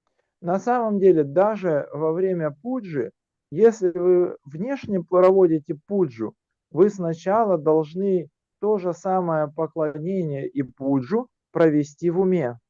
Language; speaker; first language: Russian; native; Russian